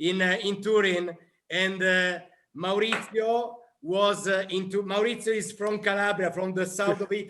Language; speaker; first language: English; non-native, learner; Italian